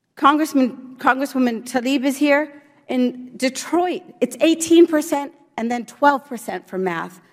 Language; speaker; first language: English; early bilingual, other home language; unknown